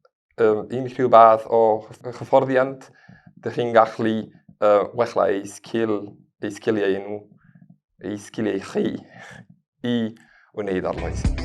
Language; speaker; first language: Welsh; non-native, fluent; Spanish